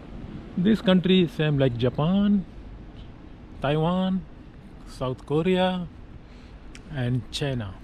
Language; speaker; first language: English; non-native, learner; Urdu